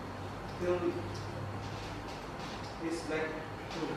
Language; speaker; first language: English; non-native, learner; Indonesian